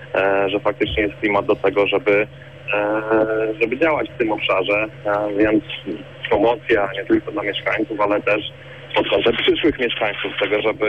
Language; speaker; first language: Polish; native; Polish